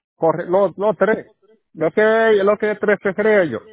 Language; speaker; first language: Spanish; non-native, learner; Haitian Creole